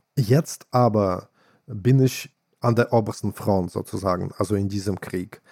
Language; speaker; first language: German; non-native, fluent; Russian